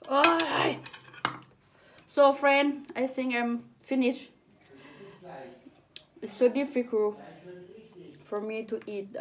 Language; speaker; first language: English; non-native, learner; Thai